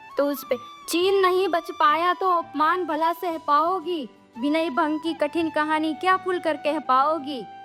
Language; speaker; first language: Hindi; non-native, local second language; Gujarati